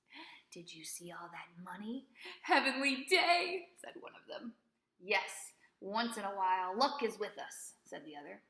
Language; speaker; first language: English; native; English